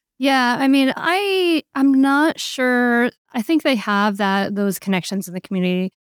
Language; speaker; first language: English; native; English